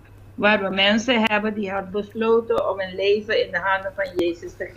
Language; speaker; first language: Dutch; non-native, fluent; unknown